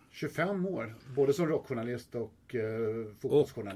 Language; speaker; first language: Swedish; native; Swedish